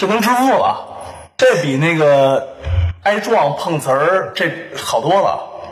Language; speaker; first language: Chinese; native; Chinese